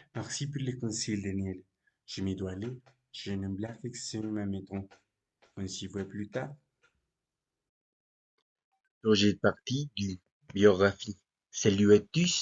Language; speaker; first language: French; non-native, learner; Spanish